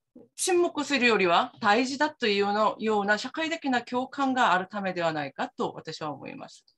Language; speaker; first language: Japanese; non-native, fluent; Korean